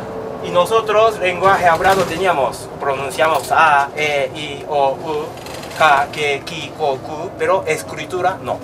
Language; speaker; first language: Spanish; non-native, learner; Japanese